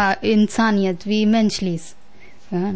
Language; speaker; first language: German; non-native, learner; Punjabi